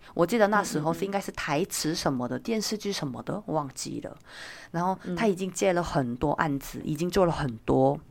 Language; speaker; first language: Chinese; non-native, fluent; Korean